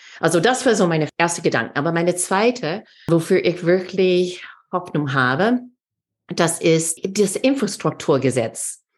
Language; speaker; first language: German; non-native, fluent; English